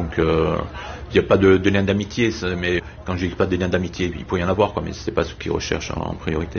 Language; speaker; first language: French; native; French